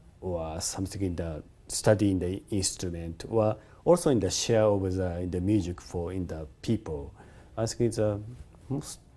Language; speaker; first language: English; non-native, learner; Japanese